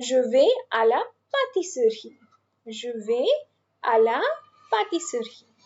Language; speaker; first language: French; non-native, fluent; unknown